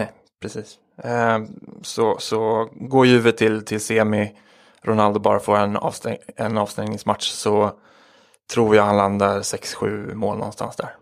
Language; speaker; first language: Swedish; native; Swedish